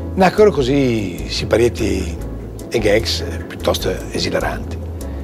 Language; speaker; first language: Italian; native; Italian